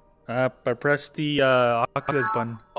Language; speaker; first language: English; native; English